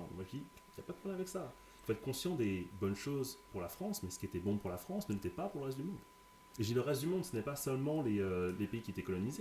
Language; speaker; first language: French; native; French